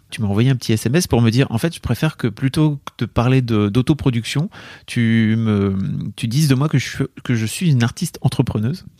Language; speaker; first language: French; native; French